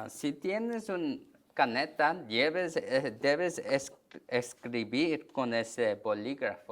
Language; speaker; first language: Spanish; non-native, learner; Korean